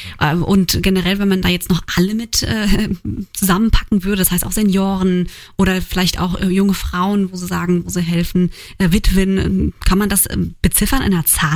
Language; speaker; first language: German; native; German